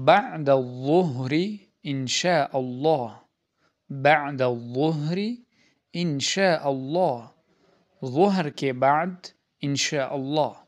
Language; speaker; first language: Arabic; non-native, fluent; Urdu